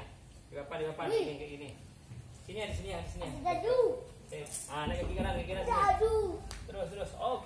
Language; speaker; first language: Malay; non-native, local second language; Minangkabau